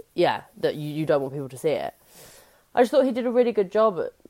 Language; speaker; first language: English; native; English